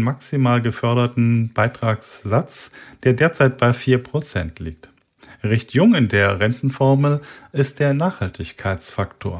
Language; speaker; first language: German; native; German